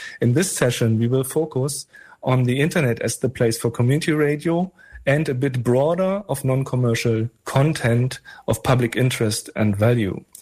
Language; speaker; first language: English; non-native, fluent; German